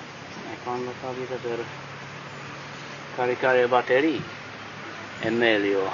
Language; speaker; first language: Italian; non-native, learner; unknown